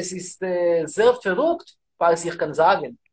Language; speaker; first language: German; non-native, learner; Hebrew